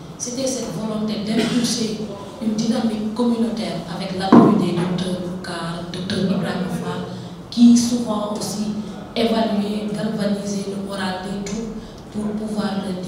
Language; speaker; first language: French; non-native, local second language; Wolof